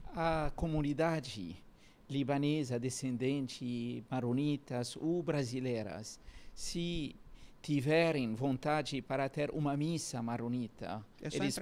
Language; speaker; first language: Portuguese; non-native, learner; Arabic